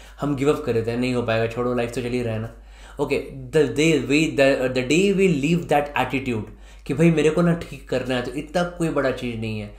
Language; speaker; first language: Hindi; native; Hindi